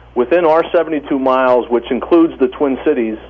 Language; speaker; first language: English; native; English